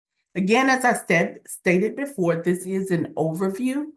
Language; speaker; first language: English; native; English